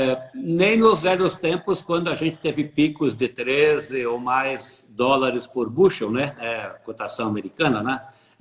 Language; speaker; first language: Portuguese; native; Portuguese